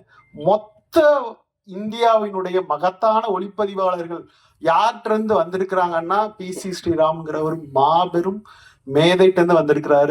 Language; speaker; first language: Tamil; native; Tamil